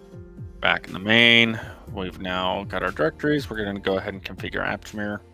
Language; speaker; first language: English; native; English